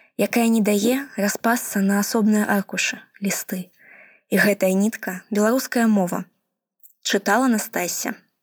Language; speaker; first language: Belarusian; non-native, local second language; Russian